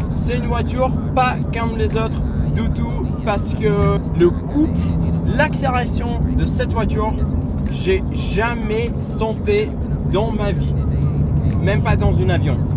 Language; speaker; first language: French; non-native, fluent; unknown